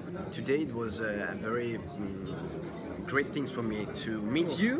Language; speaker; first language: English; non-native, learner; Italian